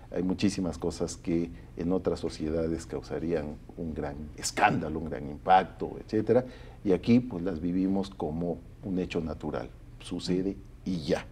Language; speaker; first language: Spanish; native; Spanish